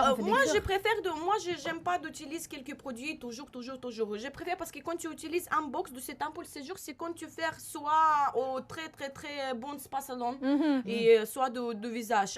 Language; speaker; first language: French; non-native, learner; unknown